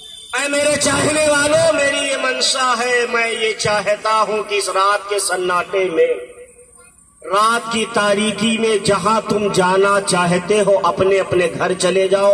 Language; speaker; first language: Urdu; native; Urdu